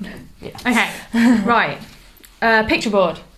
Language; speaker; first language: English; native; English